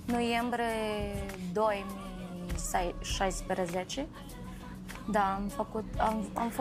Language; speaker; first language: Romanian; non-native, learner; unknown